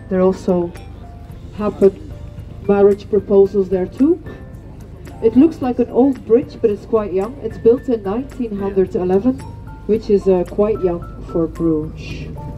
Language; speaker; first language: English; non-native, fluent; Dutch